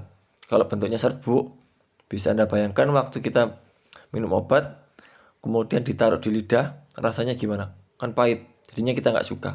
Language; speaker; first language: Indonesian; native; Indonesian